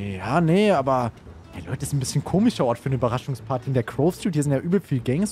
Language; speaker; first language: German; native; German